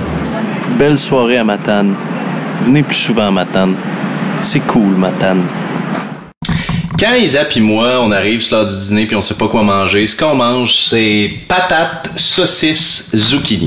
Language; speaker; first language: French; native; French